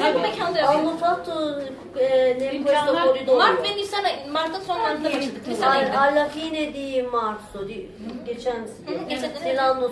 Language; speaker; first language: Italian; non-native, learner; Turkish